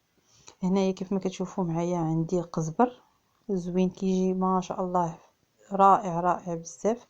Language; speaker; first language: Arabic; native; Arabic